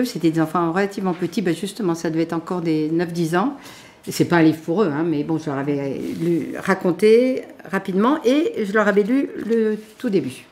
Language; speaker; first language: French; native; French